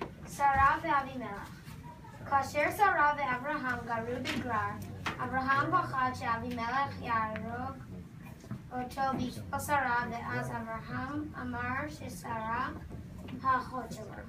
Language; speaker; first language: Hebrew; non-native, learner; English